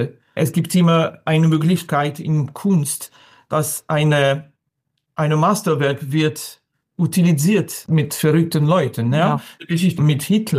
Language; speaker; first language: German; non-native, learner; French